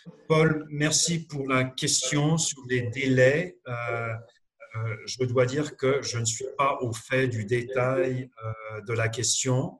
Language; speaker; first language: French; non-native, fluent; English